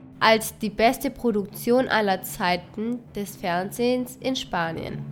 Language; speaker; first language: German; non-native, fluent; Spanish